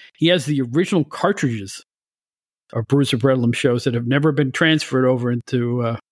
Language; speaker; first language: English; native; English